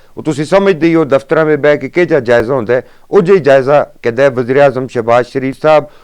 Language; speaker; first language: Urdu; non-native, local second language; Northern Hindko